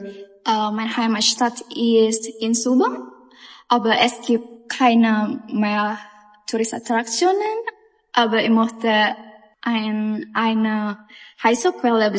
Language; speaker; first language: German; non-native, learner; Indonesian